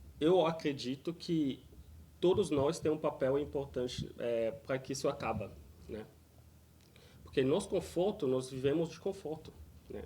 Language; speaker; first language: Portuguese; non-native, fluent; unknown